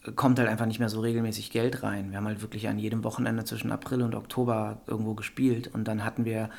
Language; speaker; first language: German; native; German